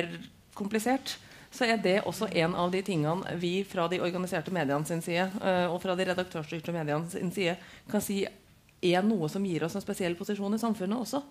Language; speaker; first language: Norwegian; native; Norwegian